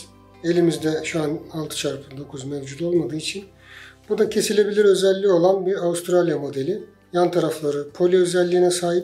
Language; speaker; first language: Turkish; native; Turkish